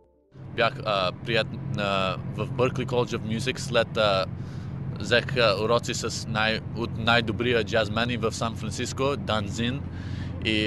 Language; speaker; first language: Bulgarian; early bilingual, heritage; English